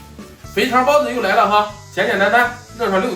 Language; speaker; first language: Chinese; native; Chinese